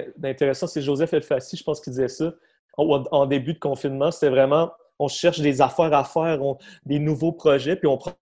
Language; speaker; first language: French; native; French